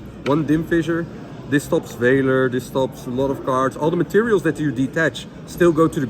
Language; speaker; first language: English; non-native, fluent; Dutch